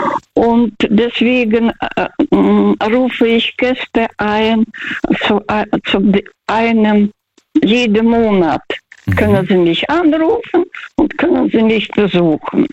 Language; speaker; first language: German; non-native, fluent; Russian